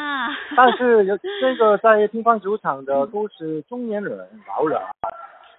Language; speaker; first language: Chinese; non-native, learner; Korean